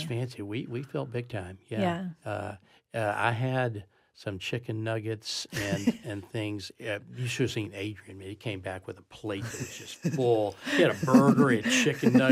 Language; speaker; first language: English; native; English